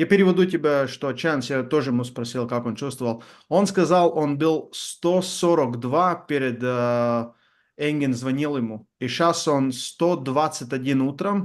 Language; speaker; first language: Russian; non-native, learner; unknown